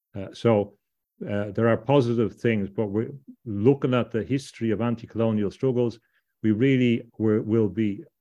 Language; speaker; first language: English; native; English